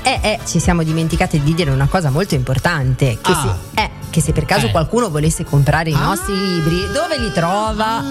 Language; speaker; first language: Italian; native; Italian